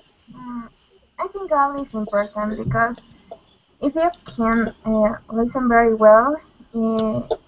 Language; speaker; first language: English; non-native, learner; Spanish